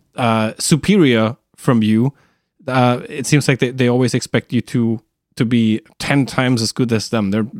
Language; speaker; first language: English; non-native, fluent; German